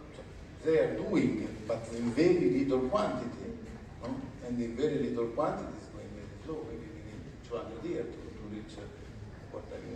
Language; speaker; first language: English; non-native, learner; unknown